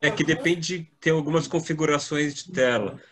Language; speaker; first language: Portuguese; native; Portuguese